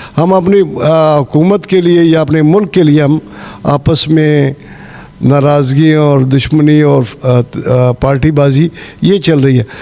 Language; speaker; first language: Urdu; non-native, local second language; Pashto